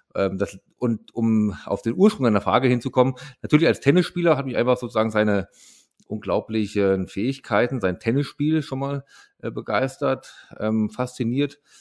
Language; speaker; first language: German; native; German